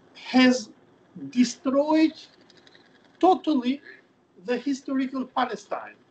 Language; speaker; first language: English; non-native, fluent; Albanian